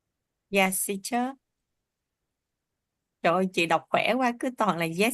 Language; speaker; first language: Vietnamese; native; Vietnamese